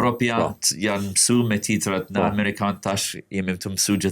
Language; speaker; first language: Albanian; non-native, fluent; English